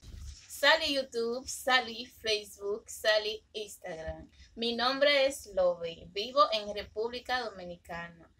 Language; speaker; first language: Spanish; early bilingual, other home language; Haitian Creole